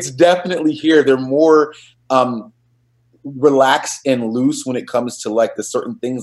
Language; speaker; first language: English; native; English